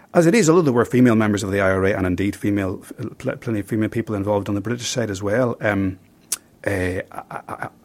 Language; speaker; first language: English; native; English